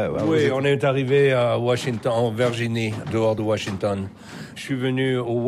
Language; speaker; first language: French; non-native, learner; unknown